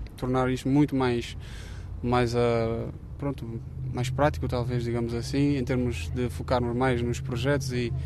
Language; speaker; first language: Portuguese; non-native, local second language; Kabuverdianu